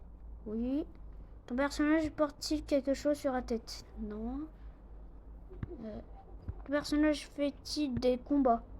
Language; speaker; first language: French; non-native, local second language; Arabic